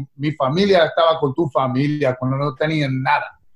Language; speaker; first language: Spanish; early bilingual, heritage; Spanish